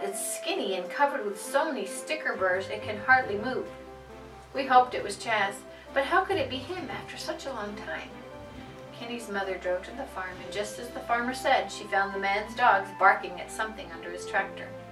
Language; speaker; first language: English; native; English